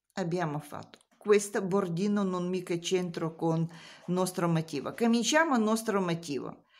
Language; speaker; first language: Italian; non-native, learner; Russian